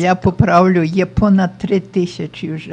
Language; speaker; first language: Ukrainian; early bilingual, heritage; Ukrainian